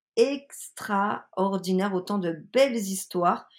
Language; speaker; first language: French; native; French